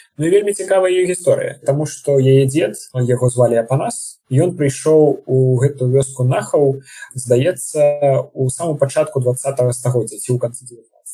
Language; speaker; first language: Belarusian; non-native, local second language; Russian